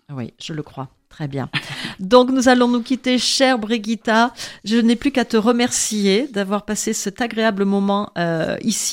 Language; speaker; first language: French; native; French